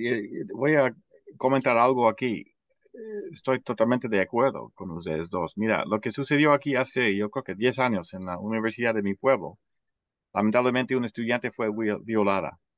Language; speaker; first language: Spanish; non-native, fluent; English